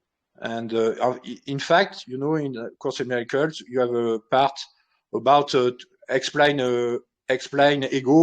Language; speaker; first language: English; non-native, learner; French